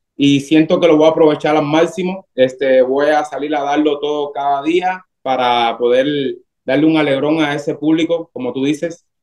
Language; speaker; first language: Spanish; native; Spanish